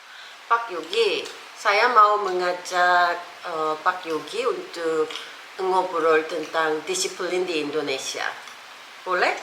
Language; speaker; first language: Indonesian; non-native, learner; Korean